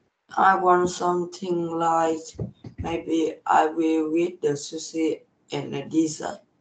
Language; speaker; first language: English; non-native, learner; Vietnamese